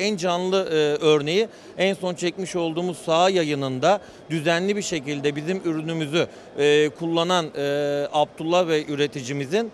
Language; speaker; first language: Turkish; native; Turkish